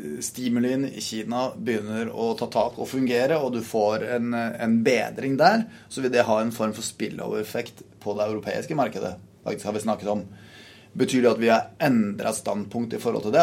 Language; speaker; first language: Norwegian; native; Norwegian